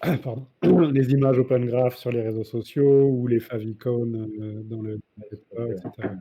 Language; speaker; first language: French; native; French